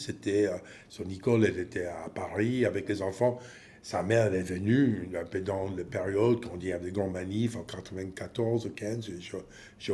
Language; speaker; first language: French; non-native, fluent; English